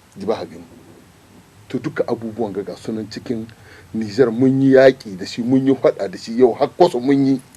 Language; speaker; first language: Hausa; native; Hausa